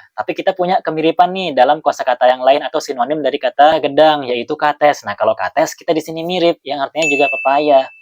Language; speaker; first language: Indonesian; non-native, local second language; Sasak